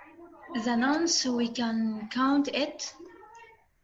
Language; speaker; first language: English; non-native, learner; Arabic